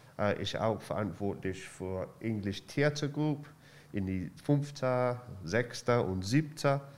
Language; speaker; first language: German; non-native, learner; English